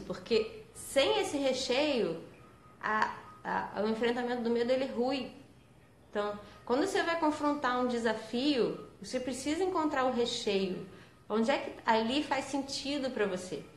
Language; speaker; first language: Portuguese; native; Portuguese